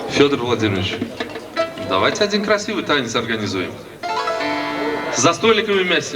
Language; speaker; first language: Russian; non-native, local second language; Uzbek